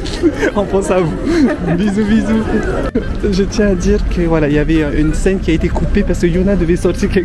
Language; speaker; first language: French; native; French